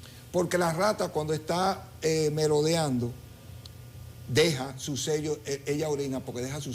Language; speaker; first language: Spanish; native; Spanish